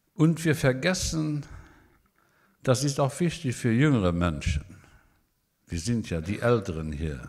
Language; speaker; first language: German; non-native, local second language; Luxembourgish